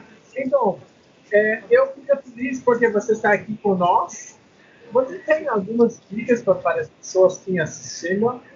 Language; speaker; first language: Portuguese; non-native, learner; English